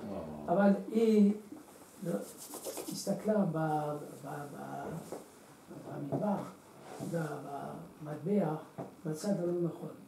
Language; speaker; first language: Hebrew; non-native, fluent; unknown